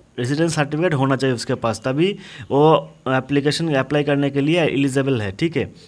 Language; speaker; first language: Hindi; non-native, local second language; Bangla